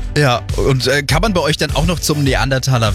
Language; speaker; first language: German; native; German